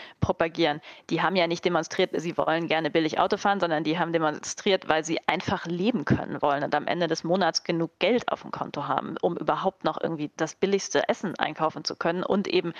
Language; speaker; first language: German; native; German